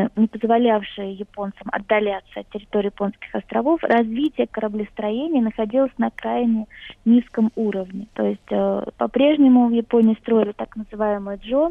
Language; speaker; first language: Russian; native; Russian